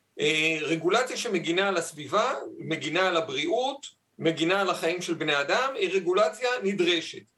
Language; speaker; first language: Hebrew; native; Hebrew